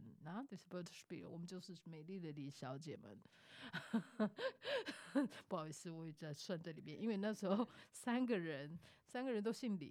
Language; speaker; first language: German; non-native, fluent; Chinese